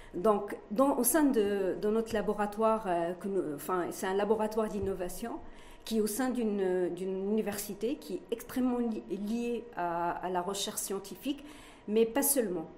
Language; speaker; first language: French; non-native, local second language; Arabic